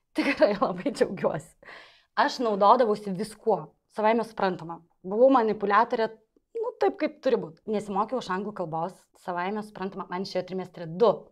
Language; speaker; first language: Lithuanian; non-native, local second language; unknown